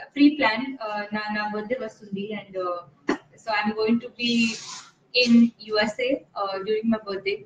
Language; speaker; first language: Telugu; non-native, learner; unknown